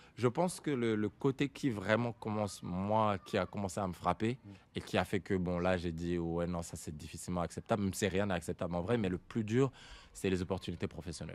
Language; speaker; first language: French; native; French